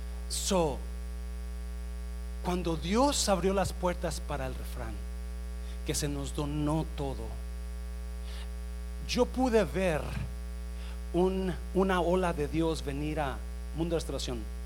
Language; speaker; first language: Spanish; native; Spanish